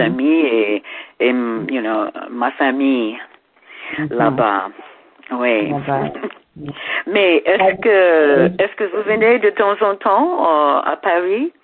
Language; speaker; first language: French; non-native, fluent; English